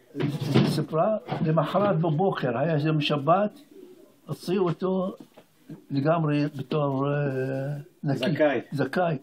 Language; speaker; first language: Hebrew; non-native, fluent; Arabic